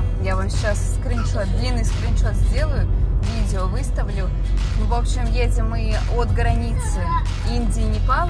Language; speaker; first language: Russian; native; Russian